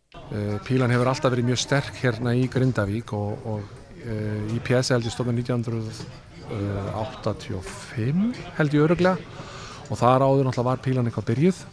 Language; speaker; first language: Icelandic; native; Icelandic